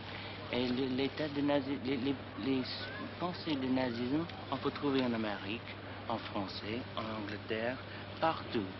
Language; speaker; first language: French; non-native, learner; English